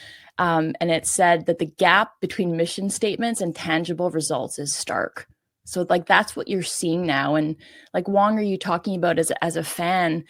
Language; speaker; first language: English; native; English